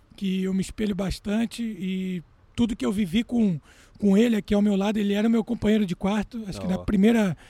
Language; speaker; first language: Portuguese; native; Portuguese